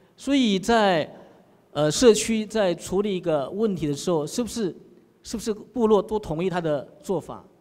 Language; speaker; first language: Chinese; native; Chinese